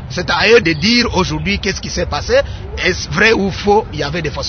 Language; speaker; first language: French; non-native, local second language; Luba-Lulua